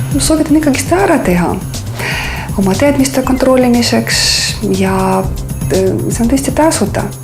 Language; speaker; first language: Estonian; non-native, fluent; Russian